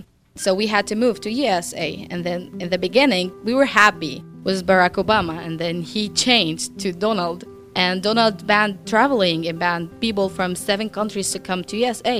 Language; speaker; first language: English; non-native, learner; Arabic